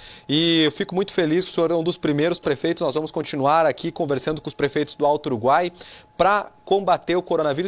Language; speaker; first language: Portuguese; native; Portuguese